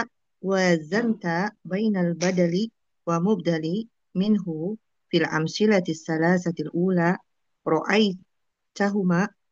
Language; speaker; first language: Arabic; non-native, learner; Indonesian